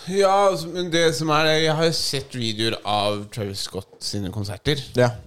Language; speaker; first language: Norwegian; native; Norwegian